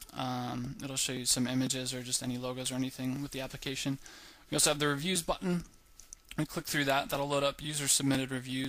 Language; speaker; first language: English; native; English